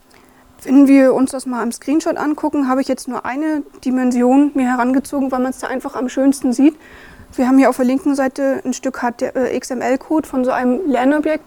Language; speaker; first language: German; native; German